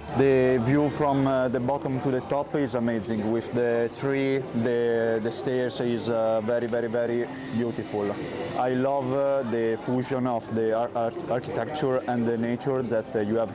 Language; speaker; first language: English; non-native, learner; Italian